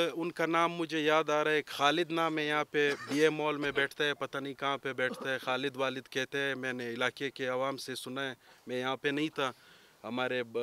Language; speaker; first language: Urdu; non-native, local second language; Pashto